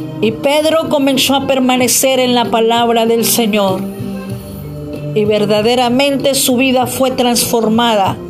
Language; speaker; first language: Spanish; native; Spanish